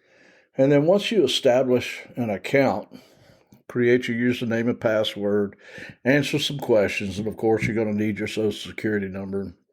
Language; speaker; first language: English; native; English